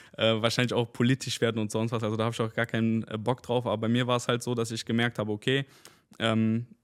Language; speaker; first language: German; early bilingual, other home language; Spanish